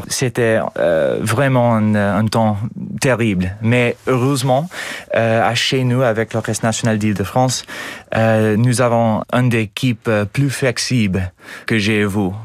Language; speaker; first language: French; non-native, learner; English